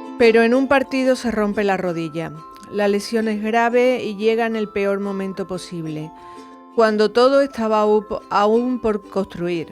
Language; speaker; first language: Spanish; native; Spanish